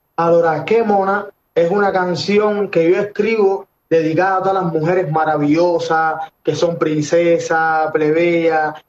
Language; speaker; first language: Spanish; native; Spanish